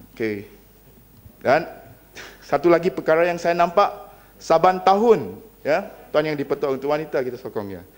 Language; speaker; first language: Malay; non-native, local second language; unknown